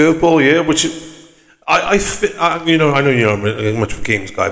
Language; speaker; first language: English; native; English